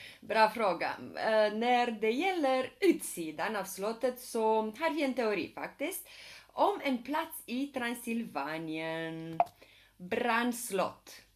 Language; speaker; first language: Swedish; non-native, fluent; Romanian